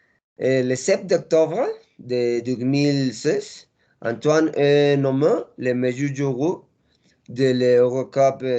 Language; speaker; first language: French; non-native, learner; Spanish